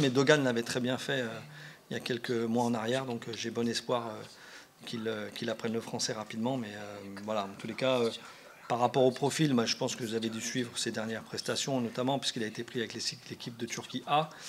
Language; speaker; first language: French; native; French